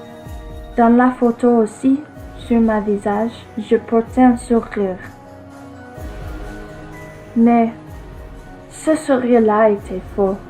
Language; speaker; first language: French; non-native, learner; English